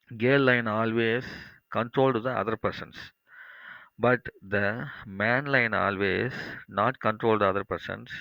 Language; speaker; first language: English; non-native, local second language; Tamil